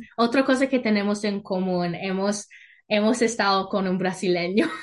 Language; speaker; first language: Spanish; non-native, learner; English